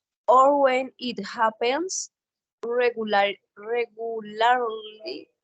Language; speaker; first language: English; non-native, learner; Spanish